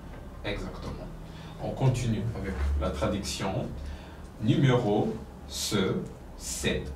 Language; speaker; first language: French; non-native, fluent; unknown